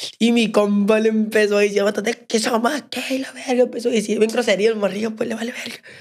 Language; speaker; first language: Spanish; native; Spanish